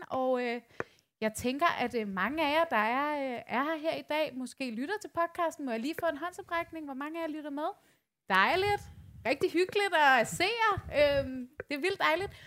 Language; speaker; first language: Danish; native; Danish